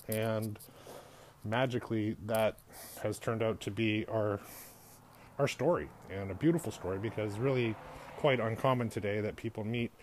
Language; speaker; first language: English; native; English